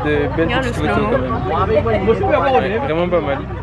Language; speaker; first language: French; native; French